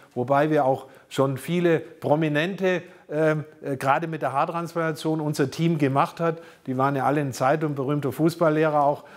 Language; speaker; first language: German; native; German